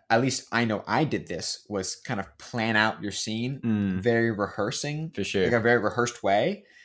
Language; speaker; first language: English; native; English